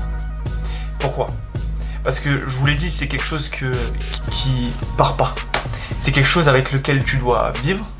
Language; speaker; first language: French; native; French